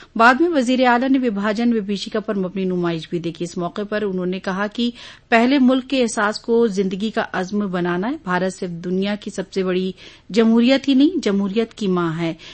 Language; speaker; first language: Urdu; native; Urdu